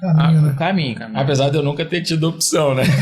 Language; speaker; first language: Portuguese; native; Portuguese